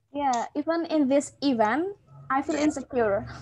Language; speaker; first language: English; non-native, fluent; Indonesian